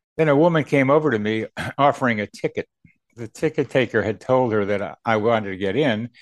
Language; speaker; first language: English; native; English